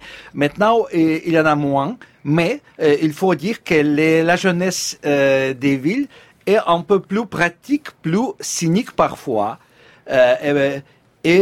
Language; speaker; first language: French; non-native, fluent; Russian